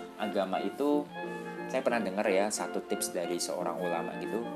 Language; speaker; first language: Indonesian; early bilingual, heritage; Indonesian